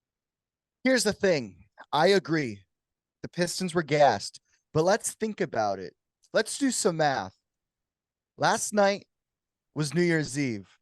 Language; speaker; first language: English; native; English